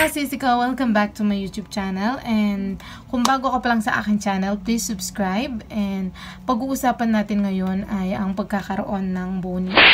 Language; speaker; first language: Filipino; non-native, local second language; Pampanga